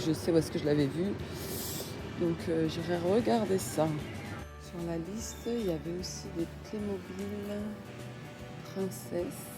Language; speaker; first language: French; native; French